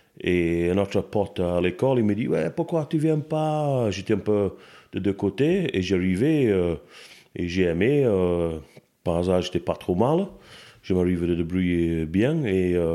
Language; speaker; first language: French; non-native, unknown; English